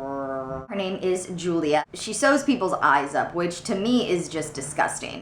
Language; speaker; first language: English; native; English